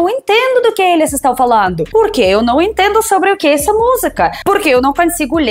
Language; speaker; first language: Portuguese; non-native, fluent; Russian